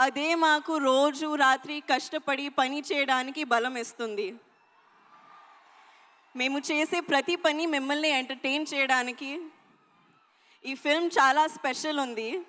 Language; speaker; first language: Telugu; non-native, learner; Hindi